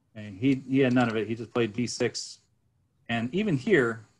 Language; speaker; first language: English; native; English